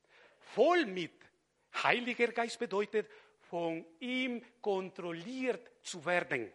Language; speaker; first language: German; non-native, fluent; Spanish